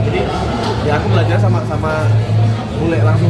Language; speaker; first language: Indonesian; native; Indonesian